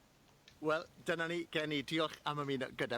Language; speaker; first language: Welsh; non-native, learner; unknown